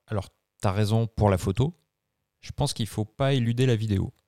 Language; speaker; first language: French; native; French